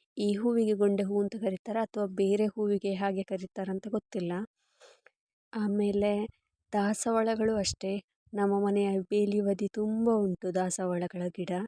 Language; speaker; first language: Kannada; non-native, local second language; Tulu